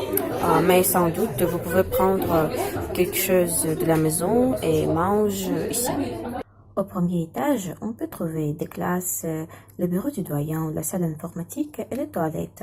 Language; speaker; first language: French; non-native, fluent; Russian